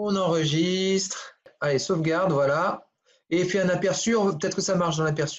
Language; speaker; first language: French; native; French